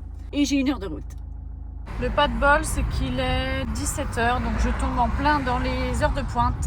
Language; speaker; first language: French; native; French